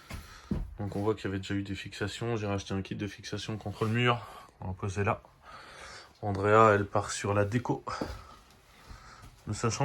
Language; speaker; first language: French; native; French